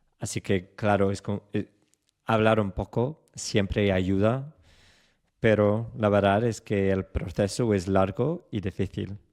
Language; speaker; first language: Spanish; non-native, fluent; English